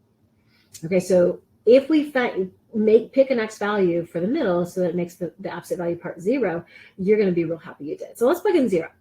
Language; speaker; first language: English; native; English